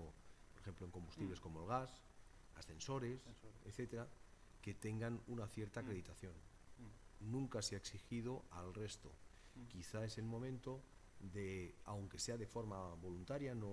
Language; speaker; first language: Spanish; native; Spanish